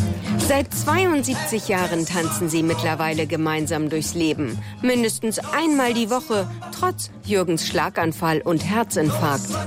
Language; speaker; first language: German; native; German